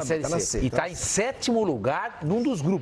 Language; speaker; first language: Portuguese; native; Portuguese